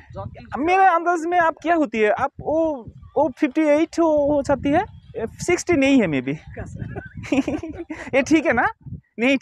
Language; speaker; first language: Hindi; non-native, learner; Bangla